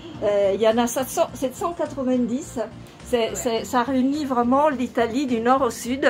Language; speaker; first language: French; non-native, fluent; Italian